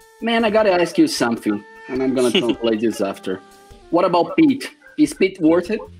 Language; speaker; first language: English; non-native, fluent; Portuguese